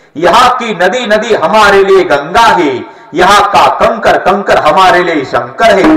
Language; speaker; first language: Hindi; non-native, local second language; Marathi